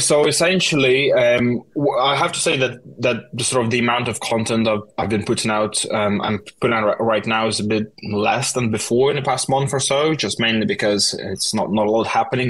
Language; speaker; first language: English; non-native, fluent; Russian